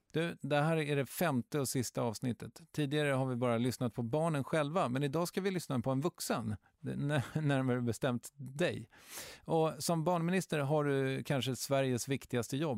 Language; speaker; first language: Swedish; native; Swedish